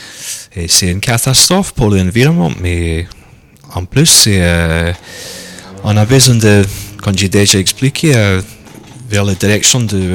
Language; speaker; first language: French; non-native, learner; English